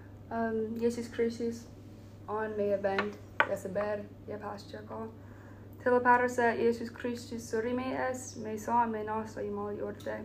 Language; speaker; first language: Estonian; non-native, learner; Finnish